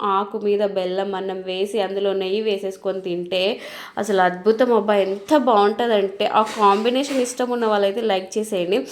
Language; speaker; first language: Telugu; non-native, local second language; Lambadi